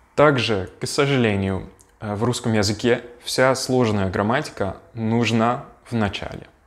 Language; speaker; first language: Russian; non-native, fluent; Dutch